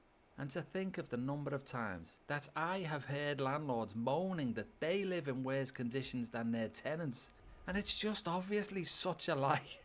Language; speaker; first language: English; native; English